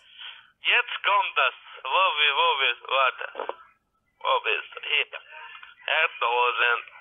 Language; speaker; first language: German; non-native, learner; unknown